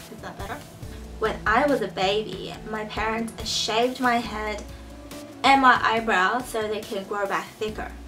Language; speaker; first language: English; early bilingual, other home language; Chinese